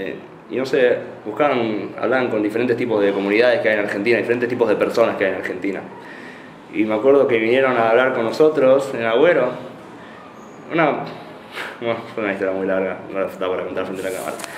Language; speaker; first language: Spanish; native; Spanish